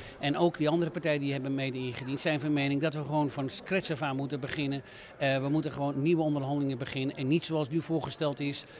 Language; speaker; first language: Dutch; native; Dutch